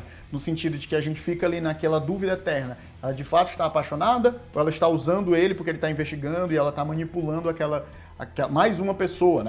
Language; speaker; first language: Portuguese; native; Portuguese